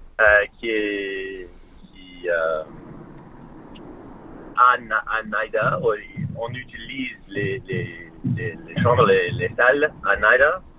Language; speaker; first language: French; non-native, learner; English